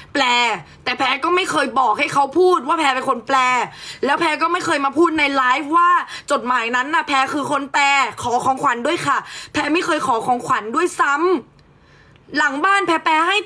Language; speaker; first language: Thai; native; Thai